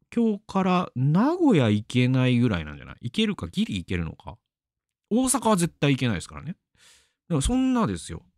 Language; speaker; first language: Japanese; native; Japanese